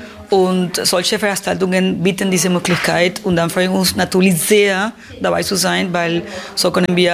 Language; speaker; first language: German; non-native, fluent; Spanish